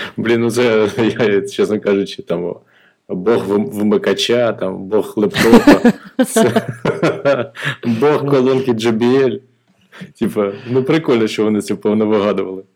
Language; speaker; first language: Ukrainian; non-native, local second language; Russian